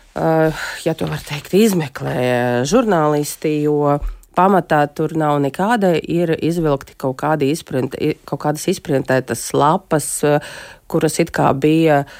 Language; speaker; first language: Latvian; non-native, local second language; Russian